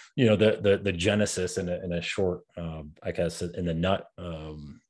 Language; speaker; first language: English; native; English